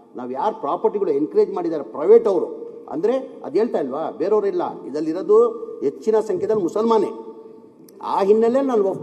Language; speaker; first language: Kannada; non-native, local second language; Urdu